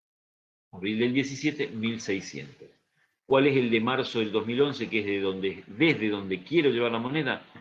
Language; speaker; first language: Spanish; native; Spanish